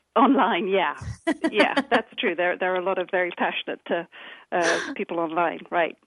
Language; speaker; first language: English; native; English